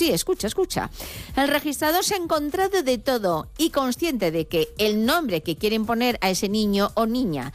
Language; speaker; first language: Spanish; native; Spanish